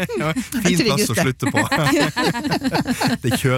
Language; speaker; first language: Norwegian; native; Norwegian